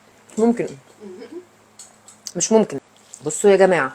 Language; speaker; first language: Arabic; native; Arabic